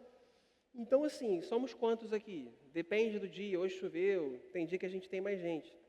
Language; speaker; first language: Portuguese; native; Portuguese